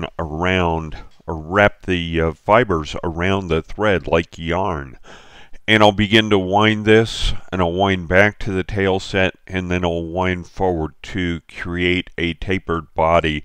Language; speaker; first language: English; native; English